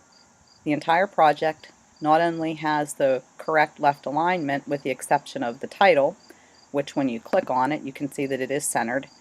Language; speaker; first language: English; native; English